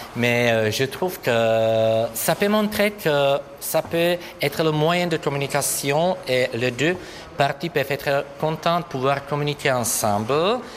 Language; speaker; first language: French; non-native, fluent; Czech